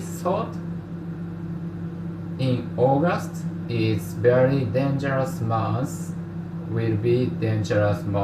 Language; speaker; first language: English; non-native, learner; Japanese